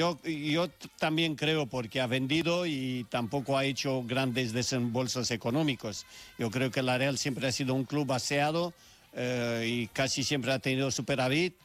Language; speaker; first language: Spanish; native; Spanish